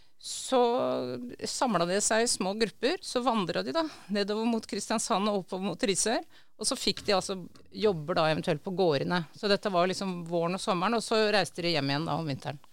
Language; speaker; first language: Norwegian; native; Norwegian